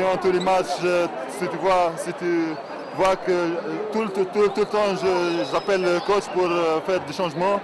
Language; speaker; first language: French; non-native, local second language; Arabic